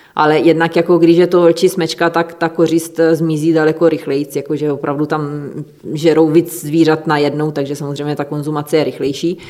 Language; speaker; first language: Czech; non-native, fluent; Italian